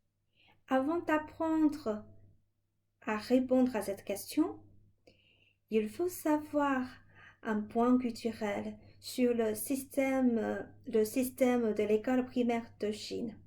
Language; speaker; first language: French; non-native, fluent; Chinese